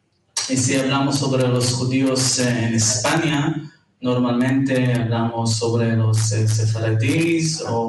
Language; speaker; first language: Spanish; non-native, fluent; Hebrew